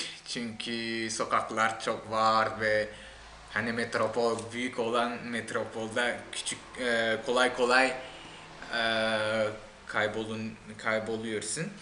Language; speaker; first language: Turkish; non-native, fluent; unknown